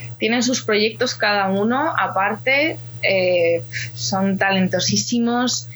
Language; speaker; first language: Spanish; early bilingual, other home language; Ukrainian